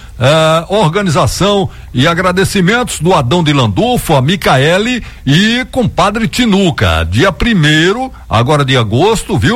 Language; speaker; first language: Portuguese; native; Portuguese